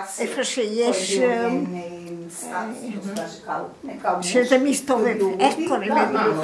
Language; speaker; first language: Hebrew; non-native, fluent; Croatian